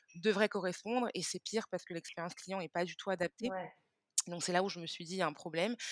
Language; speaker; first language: French; early bilingual, other home language; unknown